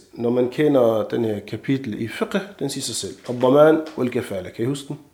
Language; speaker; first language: Danish; non-native, fluent; Arabic